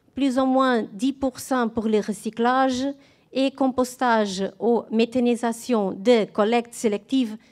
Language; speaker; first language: French; non-native, fluent; Portuguese